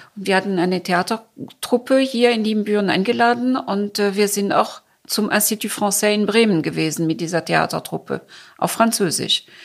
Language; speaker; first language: German; non-native, fluent; French